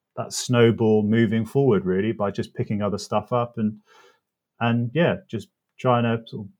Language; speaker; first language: English; native; English